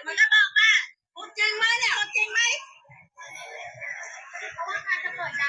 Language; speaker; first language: Thai; non-native, fluent; Khmer